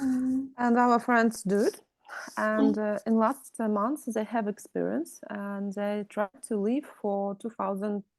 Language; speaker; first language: English; non-native, learner; Russian